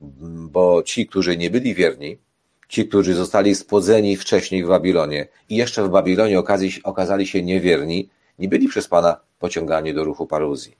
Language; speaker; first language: Polish; native; Polish